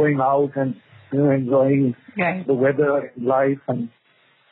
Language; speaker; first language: English; non-native, local second language; Kodava